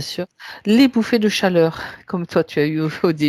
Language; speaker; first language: French; native; French